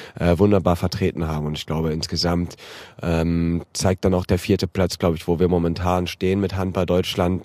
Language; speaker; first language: German; native; German